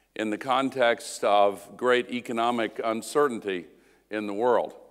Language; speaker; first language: English; native; English